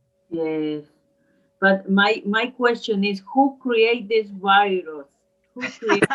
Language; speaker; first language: English; non-native, learner; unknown